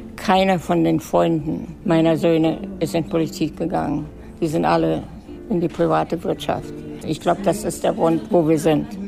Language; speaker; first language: German; native; German